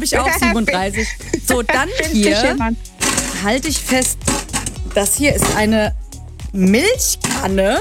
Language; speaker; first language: German; native; German